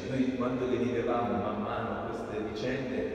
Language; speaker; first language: Italian; native; Italian